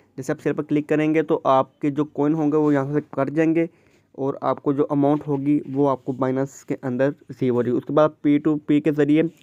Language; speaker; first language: Urdu; native; Urdu